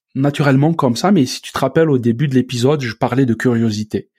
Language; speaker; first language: French; non-native, local second language; Arabic